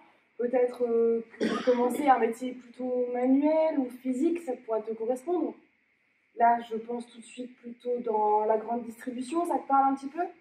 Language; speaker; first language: French; native; French